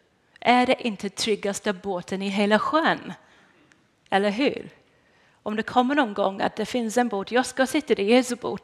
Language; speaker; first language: Swedish; non-native, fluent; English